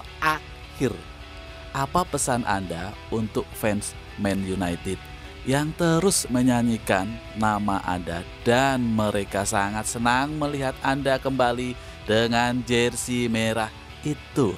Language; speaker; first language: Indonesian; non-native, local second language; Javanese